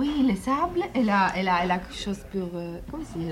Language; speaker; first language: French; non-native, learner; Italian